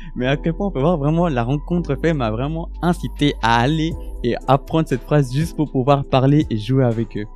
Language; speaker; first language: French; early bilingual, other home language; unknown